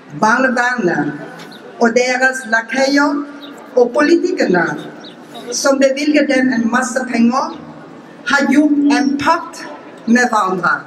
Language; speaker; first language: Norwegian; non-native, fluent; Vietnamese